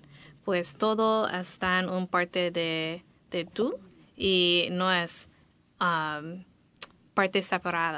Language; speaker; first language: Spanish; non-native, learner; English